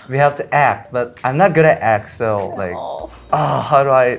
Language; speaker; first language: English; non-native, learner; Korean